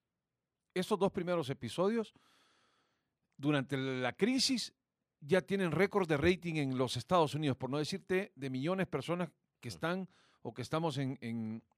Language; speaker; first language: Spanish; native; Spanish